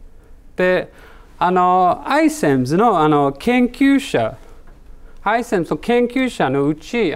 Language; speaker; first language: Japanese; non-native, learner; English